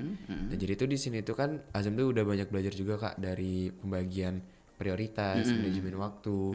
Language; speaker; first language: Indonesian; native; Indonesian